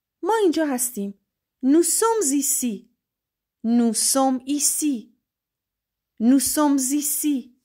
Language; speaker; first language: French; non-native, fluent; Persian